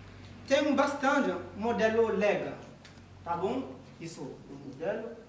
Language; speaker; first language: Portuguese; non-native, learner; Haitian Creole